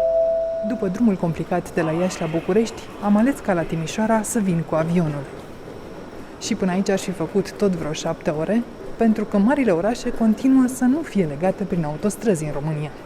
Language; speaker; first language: Romanian; native; Romanian